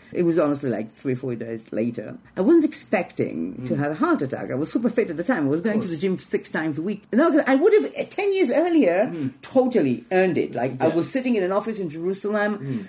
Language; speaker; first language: English; non-native, fluent; Hebrew